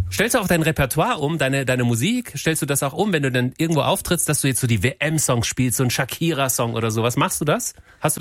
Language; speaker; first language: German; native; German